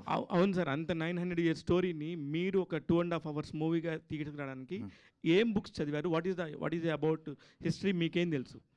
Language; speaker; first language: Telugu; native; Telugu